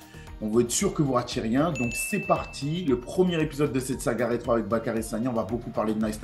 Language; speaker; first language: French; native; French